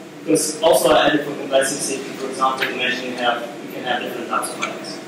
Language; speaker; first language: English; non-native, fluent; Ukrainian